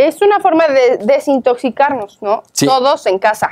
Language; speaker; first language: Spanish; native; Spanish